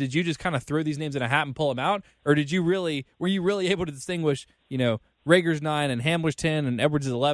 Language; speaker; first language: English; native; English